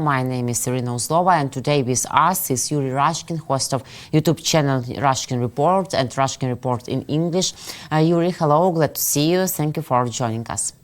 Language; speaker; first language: English; non-native, fluent; Russian